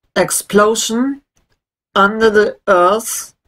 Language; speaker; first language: English; non-native, learner; German